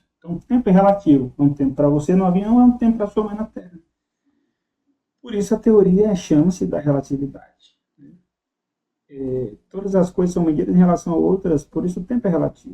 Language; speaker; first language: Portuguese; native; Portuguese